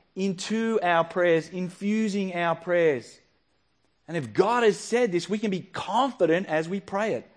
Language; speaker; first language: English; native; English